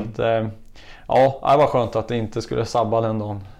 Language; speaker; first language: Swedish; native; Swedish